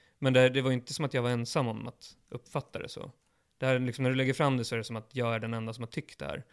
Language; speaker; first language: Swedish; early bilingual, other home language; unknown